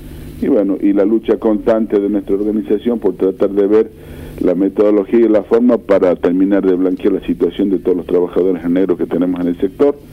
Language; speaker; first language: Spanish; native; Spanish